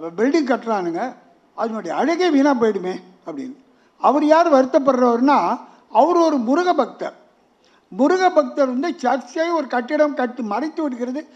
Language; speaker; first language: Tamil; native; Tamil